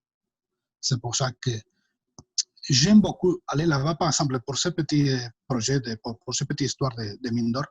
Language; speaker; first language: French; non-native, fluent; Spanish